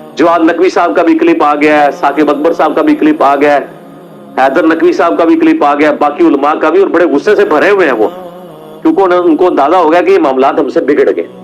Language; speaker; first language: Urdu; non-native, local second language; Punjabi